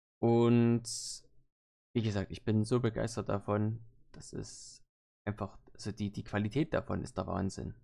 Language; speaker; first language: German; native; German